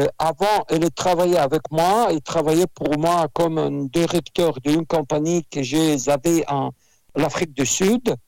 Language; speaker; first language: French; non-native, fluent; Russian